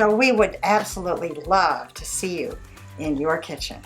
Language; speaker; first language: English; native; English